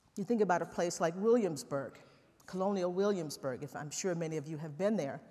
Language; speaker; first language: English; native; English